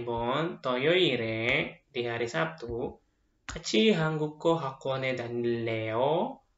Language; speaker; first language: Korean; non-native, fluent; Indonesian